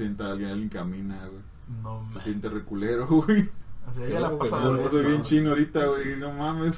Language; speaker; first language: Spanish; native; Spanish